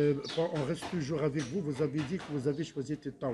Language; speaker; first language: French; non-native, local second language; Arabic